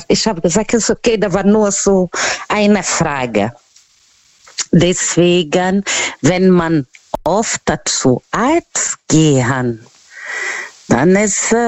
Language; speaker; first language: German; non-native, learner; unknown